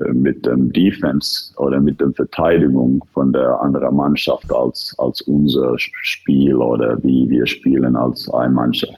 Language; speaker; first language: German; non-native, fluent; Finnish